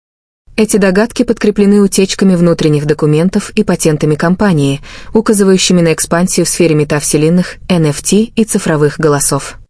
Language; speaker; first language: Russian; native; Russian